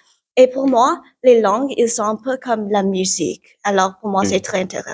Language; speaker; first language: French; non-native, learner; English